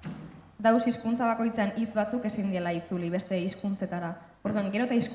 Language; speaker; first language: Basque; native; Basque